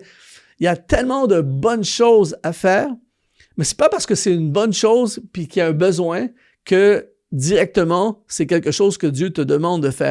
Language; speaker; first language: French; native; French